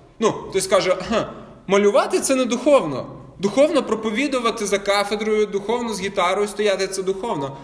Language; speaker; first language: Ukrainian; non-native, local second language; Russian